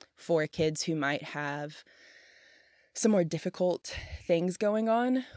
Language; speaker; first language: English; native; English